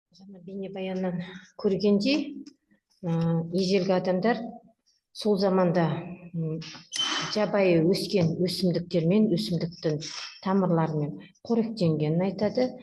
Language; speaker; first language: Kazakh; native; Kazakh